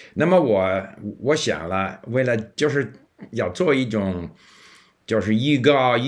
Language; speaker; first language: Chinese; non-native, fluent; English